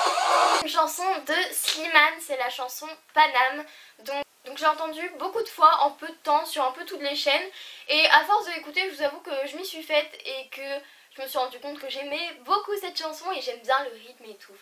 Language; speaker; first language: French; native; French